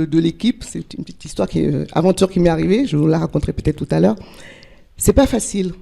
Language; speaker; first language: French; native; French